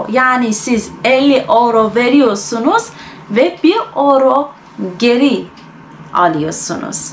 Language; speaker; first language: Turkish; non-native, fluent; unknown